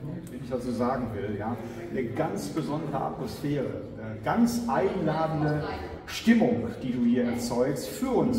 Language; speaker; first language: German; native; German